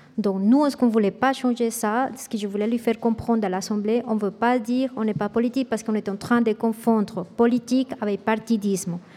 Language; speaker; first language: French; non-native, fluent; Spanish